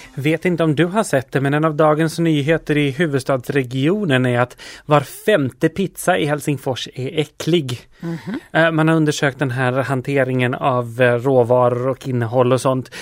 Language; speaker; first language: Swedish; native; Swedish